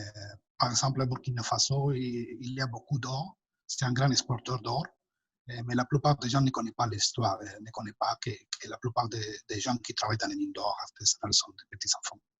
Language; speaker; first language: French; non-native, fluent; Spanish